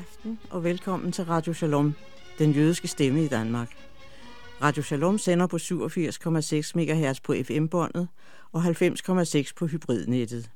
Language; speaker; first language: Danish; native; Danish